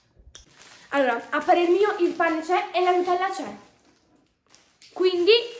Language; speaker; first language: Italian; native; Italian